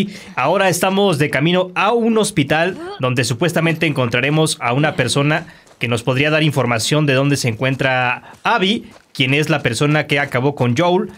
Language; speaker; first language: Spanish; native; Spanish